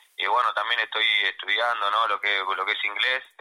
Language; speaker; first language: Spanish; native; Spanish